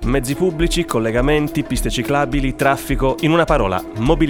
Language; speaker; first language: Italian; native; Italian